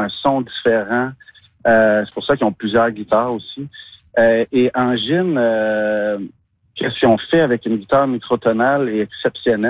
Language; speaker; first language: French; native; French